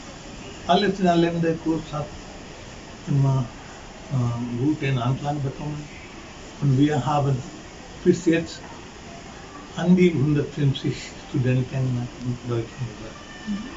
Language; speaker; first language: German; non-native, fluent; Marathi